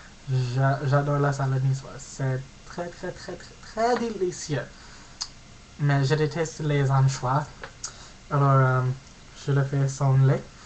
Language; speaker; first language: French; non-native, learner; English